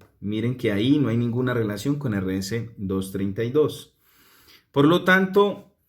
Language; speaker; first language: Spanish; native; Spanish